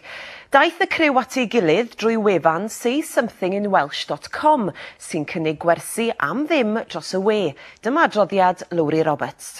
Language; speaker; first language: Welsh; native; Welsh